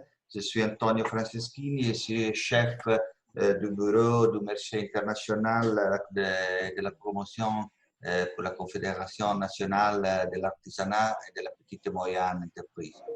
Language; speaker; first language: French; non-native, learner; Italian